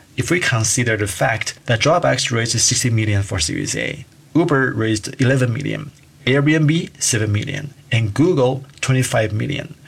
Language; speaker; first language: English; non-native, fluent; Chinese